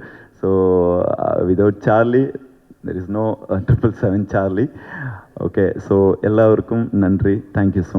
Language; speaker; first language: Tamil; non-native, learner; Kannada